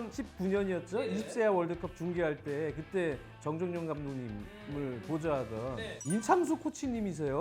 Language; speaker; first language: Korean; native; Korean